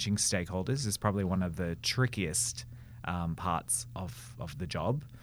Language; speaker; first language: English; native; English